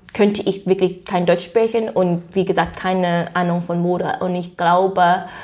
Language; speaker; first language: German; non-native, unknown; English